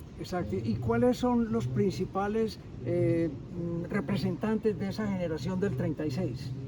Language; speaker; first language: Spanish; native; Spanish